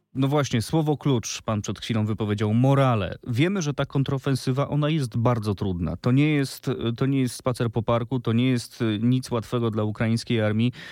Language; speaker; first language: Polish; native; Polish